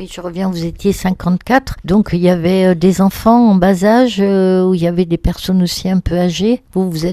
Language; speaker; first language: French; native; French